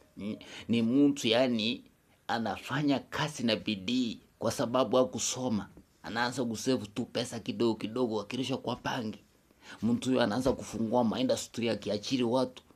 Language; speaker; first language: Swahili; non-native, local second language; Kikuyu